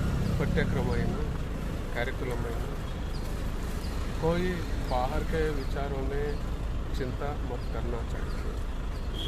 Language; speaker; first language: Hindi; non-native, local second language; Kannada